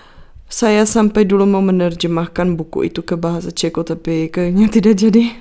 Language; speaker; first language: Indonesian; non-native, fluent; Czech